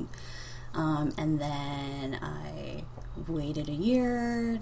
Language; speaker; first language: English; native; English